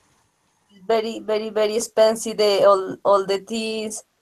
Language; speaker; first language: English; non-native, learner; Spanish